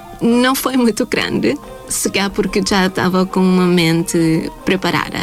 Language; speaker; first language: Portuguese; non-native, fluent; Thai